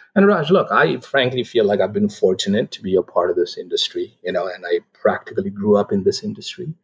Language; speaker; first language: English; non-native, local second language; Nepali